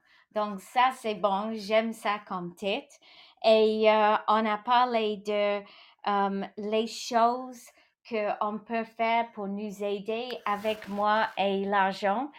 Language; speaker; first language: French; non-native, local second language; English